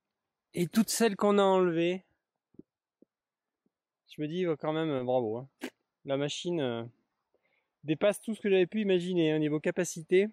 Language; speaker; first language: French; native; French